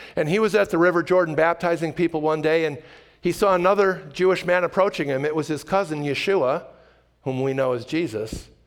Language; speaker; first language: English; native; English